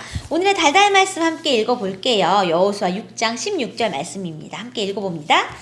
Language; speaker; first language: Korean; native; Korean